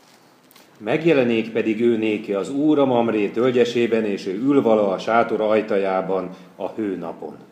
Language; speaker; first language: Hungarian; native; Hungarian